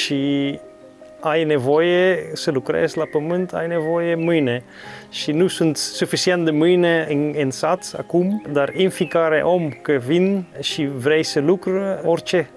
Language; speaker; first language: Romanian; non-native, learner; Dutch